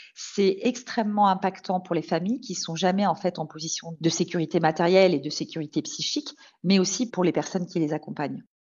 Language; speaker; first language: French; native; French